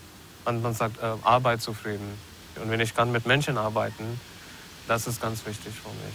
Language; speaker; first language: German; non-native, learner; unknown